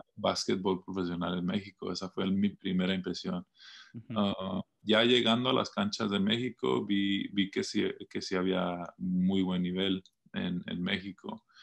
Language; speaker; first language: Spanish; early bilingual, heritage; Spanish